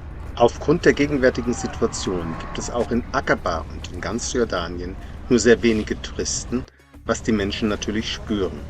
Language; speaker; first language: German; native; German